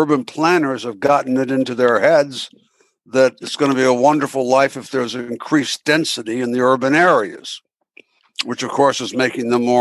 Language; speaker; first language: English; native; English